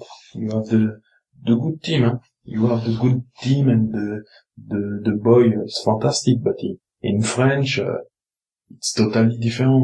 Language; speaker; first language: English; non-native, learner; French